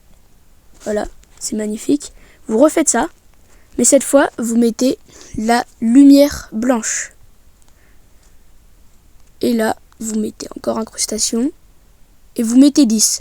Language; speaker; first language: French; native; French